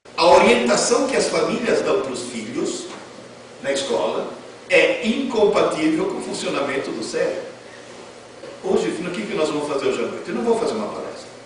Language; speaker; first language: Portuguese; non-native, fluent; Italian